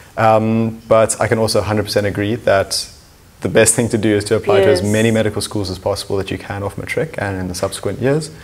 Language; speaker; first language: English; native; English